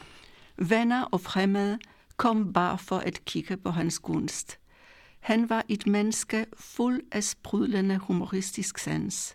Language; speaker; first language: Danish; non-native, fluent; Polish